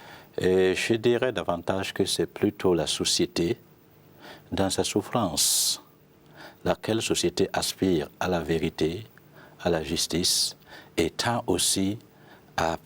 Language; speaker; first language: French; non-native, local second language; Mossi